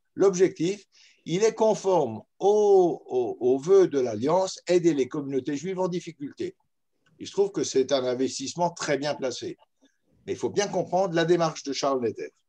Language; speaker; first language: French; native; French